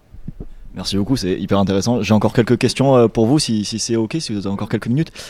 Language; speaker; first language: French; native; French